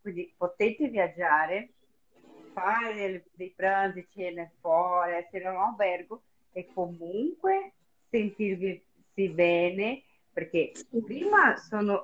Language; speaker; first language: Italian; non-native, fluent; Portuguese